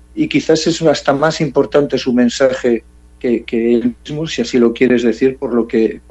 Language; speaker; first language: Spanish; early bilingual, heritage; English